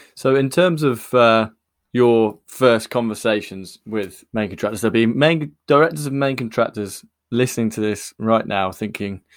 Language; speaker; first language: English; native; English